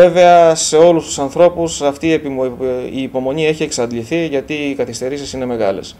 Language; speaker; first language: Greek; native; Greek